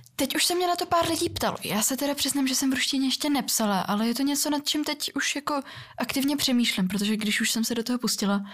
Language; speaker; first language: Czech; early bilingual, other home language; Russian